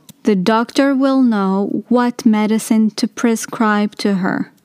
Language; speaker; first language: English; non-native, fluent; Arabic